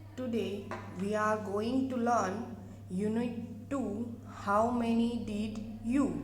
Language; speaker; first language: English; non-native, local second language; Gujarati